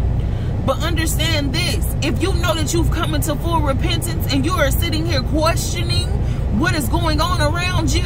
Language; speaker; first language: English; native; English